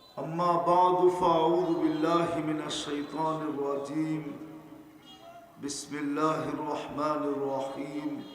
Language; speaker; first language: Arabic; non-native, fluent; Bangla